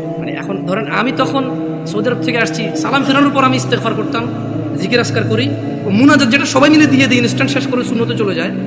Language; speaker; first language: Bangla; early bilingual, heritage; Bangla